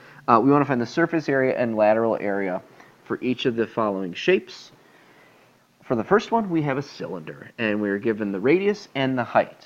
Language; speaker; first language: English; native; English